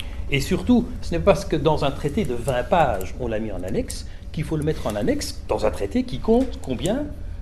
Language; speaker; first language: French; native; French